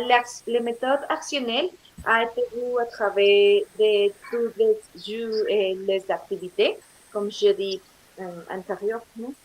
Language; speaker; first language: French; non-native, learner; Spanish